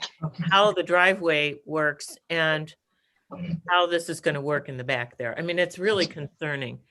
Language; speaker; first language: English; native; English